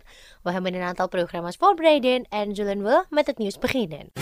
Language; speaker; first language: Dutch; non-native, fluent; Indonesian